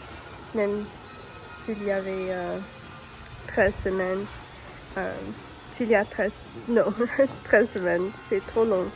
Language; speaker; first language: French; non-native, learner; English